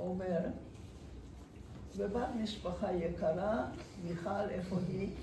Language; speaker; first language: Hebrew; non-native, fluent; Hungarian